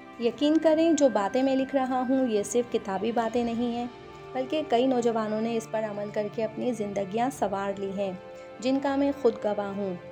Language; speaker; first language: Urdu; non-native, local second language; Punjabi